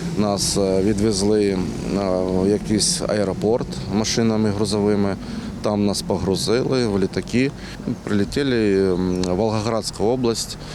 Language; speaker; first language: Ukrainian; non-native, local second language; Russian